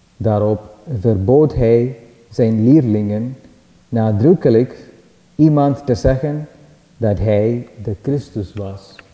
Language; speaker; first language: Dutch; non-native, fluent; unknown